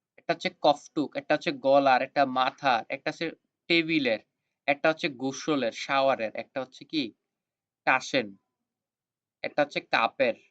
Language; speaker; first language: Bangla; native; Bangla